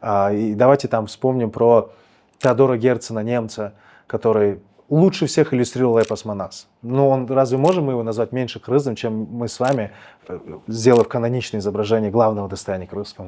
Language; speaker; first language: Russian; native; Russian